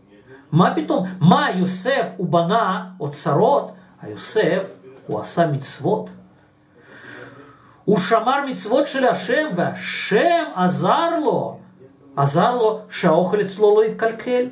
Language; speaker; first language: Hebrew; non-native, fluent; Russian